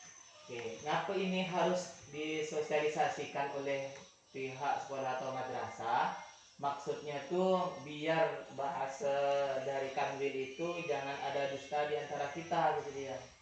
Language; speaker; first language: Malay; native; Malay